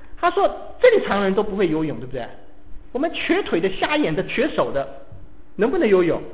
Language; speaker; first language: Chinese; native; Chinese